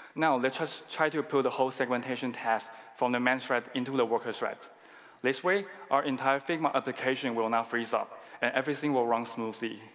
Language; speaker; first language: English; non-native, fluent; Chinese